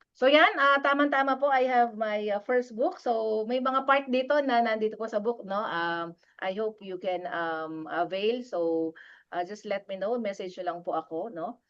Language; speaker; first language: Filipino; non-native, local second language; Pampanga